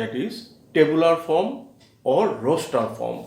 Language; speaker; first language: English; non-native, local second language; Bangla